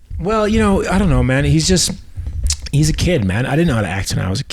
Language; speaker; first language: English; native; English